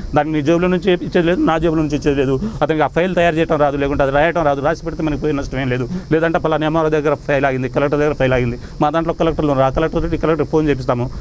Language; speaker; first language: Telugu; non-native, local second language; Lambadi